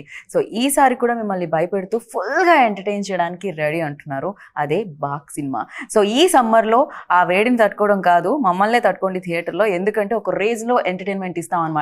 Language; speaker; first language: Telugu; native; Telugu